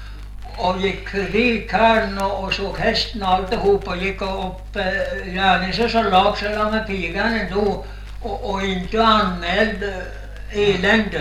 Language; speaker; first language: Swedish; native; Swedish